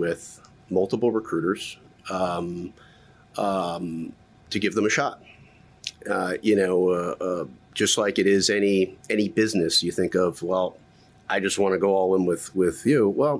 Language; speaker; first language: English; native; English